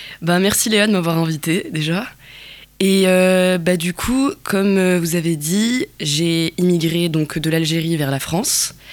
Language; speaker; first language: French; non-native, local second language; Kabyle